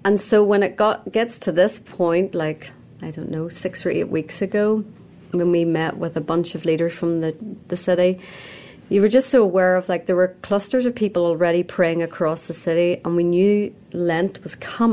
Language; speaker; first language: English; native; English